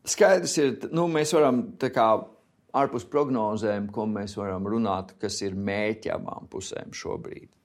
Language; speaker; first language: Latvian; native; Latvian